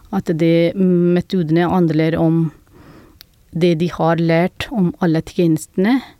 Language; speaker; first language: Norwegian; non-native, fluent; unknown